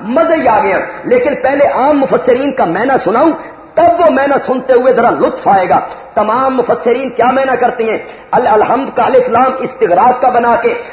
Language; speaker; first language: Urdu; non-native, local second language; Punjabi